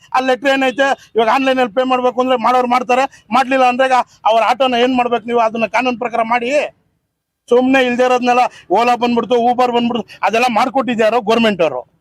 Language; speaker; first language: Kannada; native; Kannada